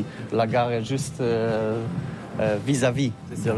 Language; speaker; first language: French; non-native, learner; Polish